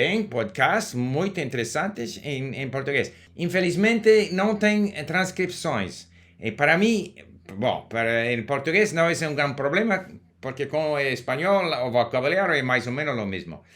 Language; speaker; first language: Portuguese; non-native, learner; English